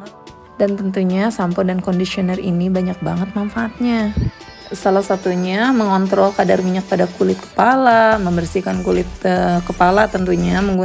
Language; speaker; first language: Indonesian; native; Indonesian